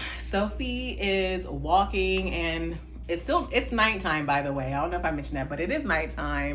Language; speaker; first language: English; native; English